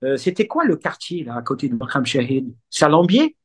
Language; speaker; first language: French; non-native, local second language; Arabic